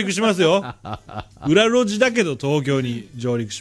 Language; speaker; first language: Japanese; native; Japanese